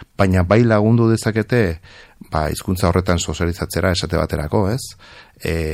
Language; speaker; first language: Basque; non-native, local second language; Spanish